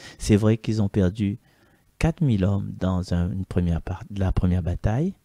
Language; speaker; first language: French; non-native, local second language; Malagasy